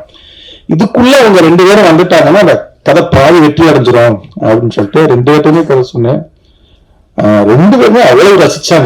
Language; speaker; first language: Tamil; native; Tamil